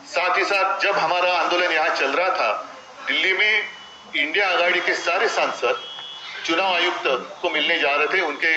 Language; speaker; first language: Hindi; non-native, local second language; Marathi